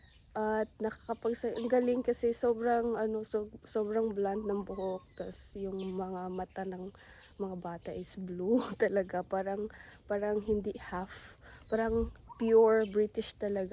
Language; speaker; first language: Filipino; non-native, local second language; Cebuano